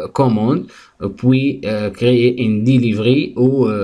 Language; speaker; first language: French; non-native, fluent; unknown